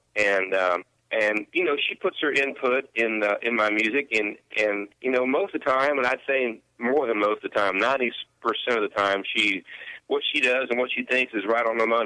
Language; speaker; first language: English; native; English